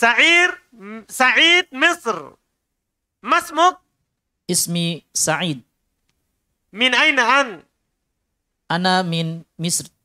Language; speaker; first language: Arabic; non-native, fluent; Indonesian